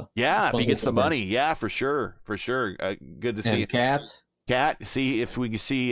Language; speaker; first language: English; native; English